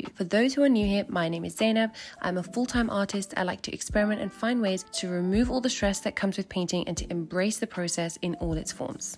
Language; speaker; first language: English; native; English